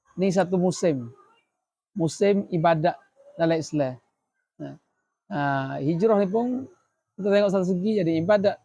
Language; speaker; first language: Malay; native; Malay